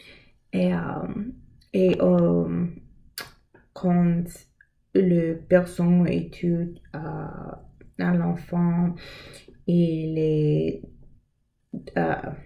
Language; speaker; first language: French; non-native, learner; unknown